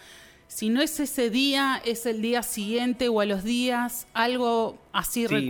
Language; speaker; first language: Spanish; native; Spanish